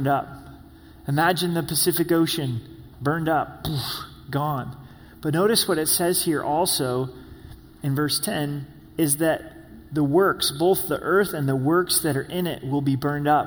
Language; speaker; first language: English; native; English